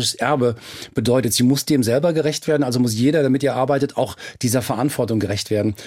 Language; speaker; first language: German; native; German